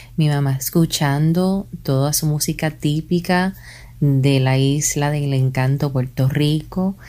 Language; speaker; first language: Spanish; early bilingual, heritage; Spanish